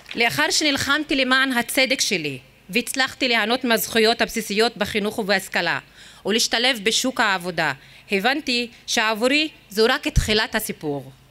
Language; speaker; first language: Hebrew; non-native, local second language; Arabic